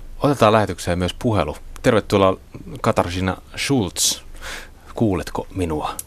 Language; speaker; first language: Finnish; native; Finnish